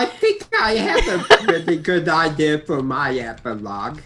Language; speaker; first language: English; native; English